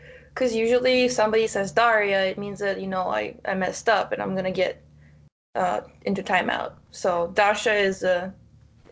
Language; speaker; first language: English; non-native, fluent; Russian